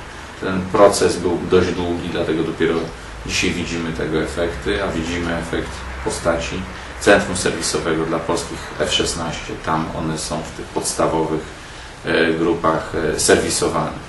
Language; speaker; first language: Polish; native; Polish